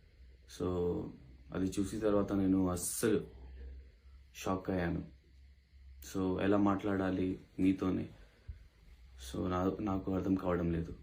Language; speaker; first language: Telugu; non-native, local second language; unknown